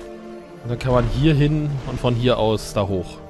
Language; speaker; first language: German; native; German